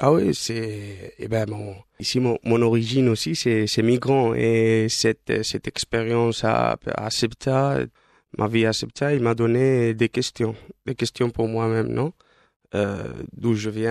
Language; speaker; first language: French; non-native, fluent; Spanish